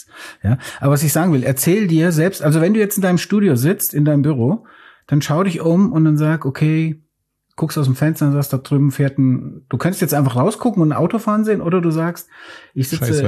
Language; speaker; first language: German; native; German